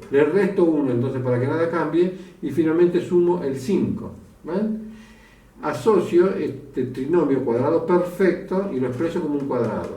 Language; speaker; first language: Spanish; native; Spanish